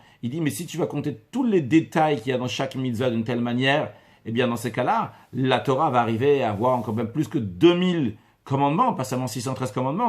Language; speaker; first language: French; native; French